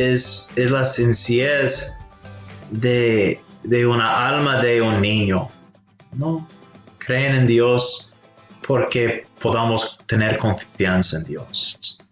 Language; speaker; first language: Spanish; non-native, fluent; English